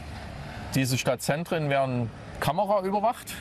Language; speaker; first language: German; native; German